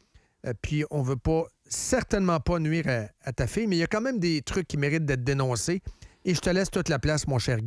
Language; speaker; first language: French; native; French